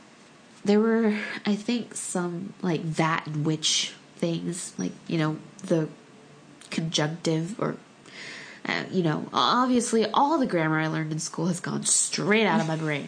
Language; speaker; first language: English; early bilingual, other home language; Korean